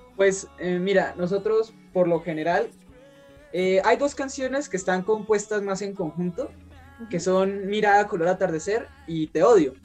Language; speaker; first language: Spanish; native; Spanish